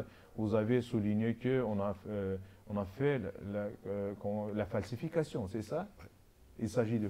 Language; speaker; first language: French; non-native, learner; Azerbaijani